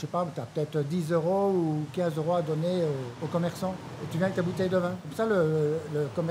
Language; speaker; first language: French; native; French